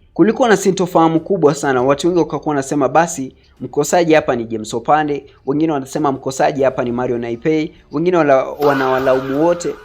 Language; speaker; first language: Swahili; native; Swahili